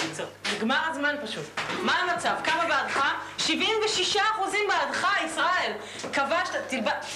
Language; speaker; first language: Hebrew; native; Hebrew